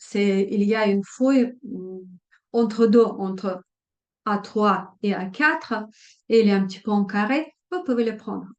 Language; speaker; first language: French; non-native, fluent; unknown